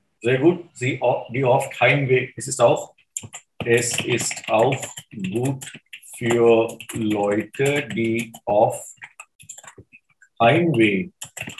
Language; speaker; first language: German; non-native, fluent; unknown